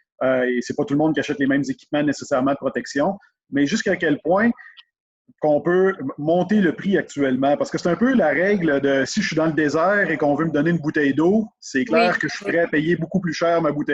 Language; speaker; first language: French; native; French